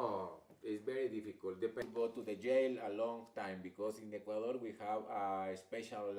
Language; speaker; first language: English; non-native, learner; Spanish